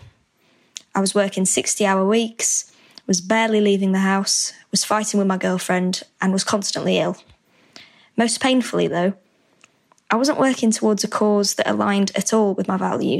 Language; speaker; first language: English; native; English